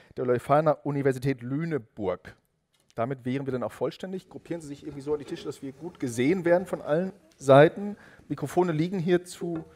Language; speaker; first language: German; native; German